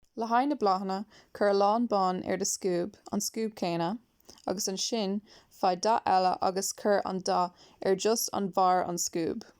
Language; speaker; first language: Irish; non-native, local second language; English